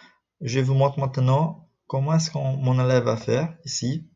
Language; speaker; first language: French; non-native, fluent; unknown